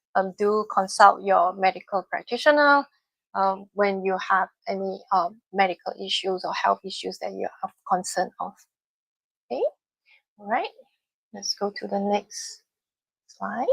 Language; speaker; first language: English; non-native, fluent; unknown